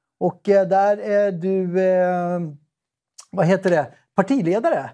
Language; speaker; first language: Swedish; native; Swedish